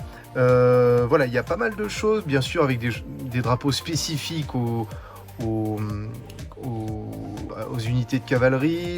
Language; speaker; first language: French; native; French